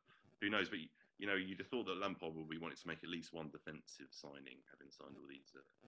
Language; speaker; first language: English; native; English